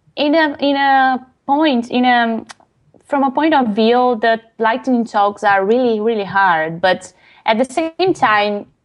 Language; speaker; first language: English; non-native, fluent; Portuguese